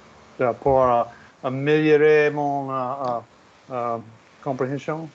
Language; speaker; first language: French; non-native, learner; English